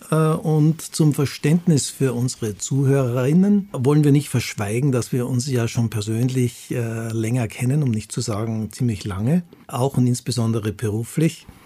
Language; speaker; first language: German; native; German